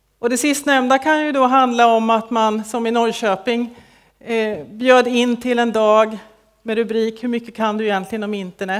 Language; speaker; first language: Swedish; native; Swedish